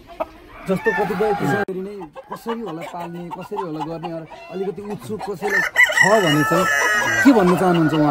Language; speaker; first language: Nepali; native; Nepali